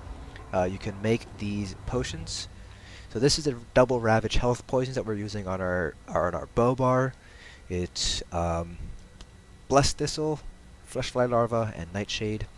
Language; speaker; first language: English; native; English